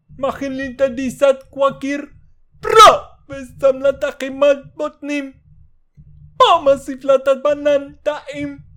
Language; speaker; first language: Hebrew; native; Hebrew